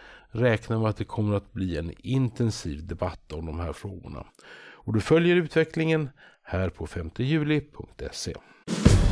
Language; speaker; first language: Swedish; native; Swedish